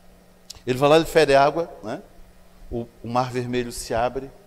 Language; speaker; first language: Portuguese; native; Portuguese